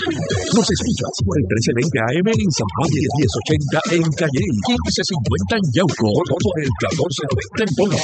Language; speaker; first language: Spanish; native; Spanish